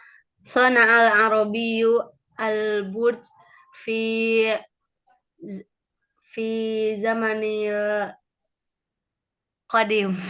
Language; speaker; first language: Arabic; non-native, learner; Indonesian